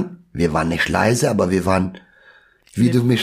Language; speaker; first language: German; non-native, local second language; Albanian